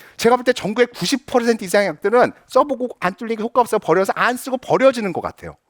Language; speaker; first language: Korean; native; Korean